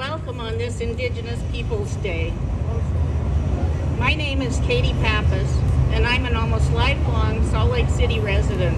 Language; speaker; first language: English; native; English